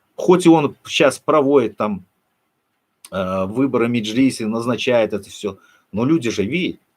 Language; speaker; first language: Russian; non-native, local second language; Turkmen